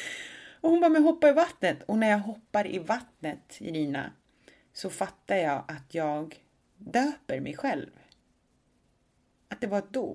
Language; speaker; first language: Swedish; native; Swedish